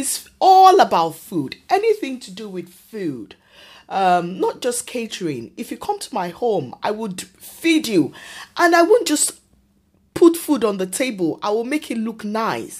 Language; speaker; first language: English; non-native, local second language; Yoruba